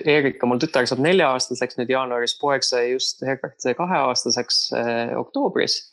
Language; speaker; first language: Estonian; native; Estonian